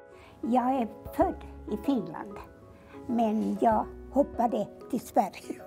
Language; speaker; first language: Swedish; non-native, learner; Finnish